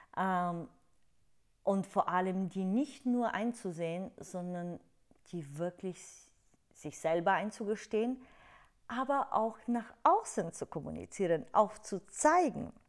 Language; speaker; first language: German; non-native, fluent; Bulgarian